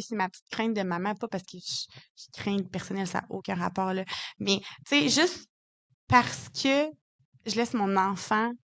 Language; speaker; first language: French; native; French